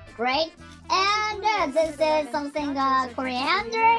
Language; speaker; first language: English; non-native, learner; Japanese